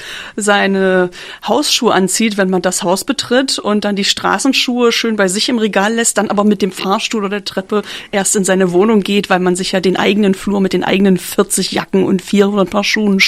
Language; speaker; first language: German; native; German